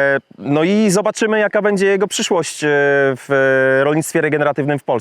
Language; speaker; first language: Polish; native; Polish